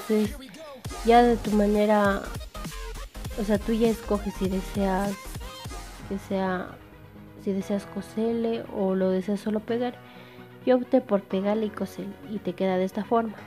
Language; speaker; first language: Spanish; native; Spanish